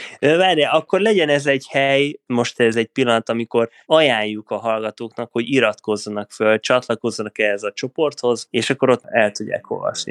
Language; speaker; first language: Hungarian; native; Hungarian